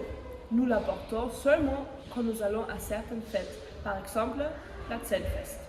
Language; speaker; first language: French; non-native, learner; German